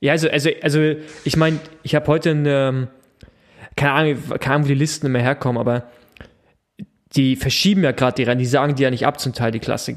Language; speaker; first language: German; native; German